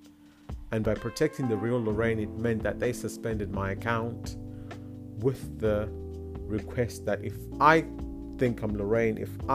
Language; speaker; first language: English; non-native, local second language; Shona